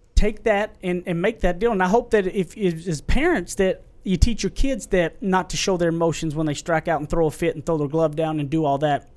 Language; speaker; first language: English; native; English